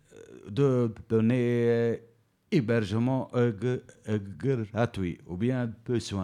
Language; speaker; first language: French; non-native, learner; Berber languages